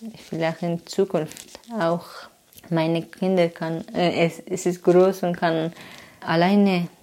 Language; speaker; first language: German; non-native, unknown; Persian